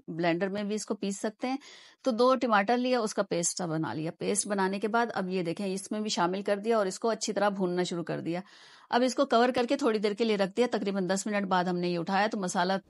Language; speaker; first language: Hindi; native; Hindi